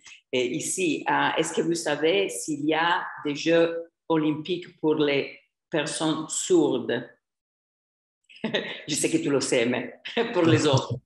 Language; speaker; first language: French; non-native, fluent; English